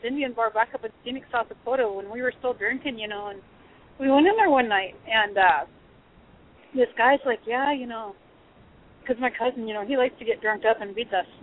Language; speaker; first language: English; early bilingual, other home language; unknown